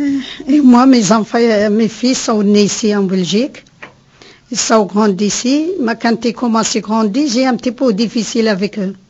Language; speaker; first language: French; non-native, learner; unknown